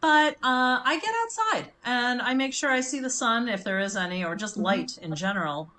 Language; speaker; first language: English; native; English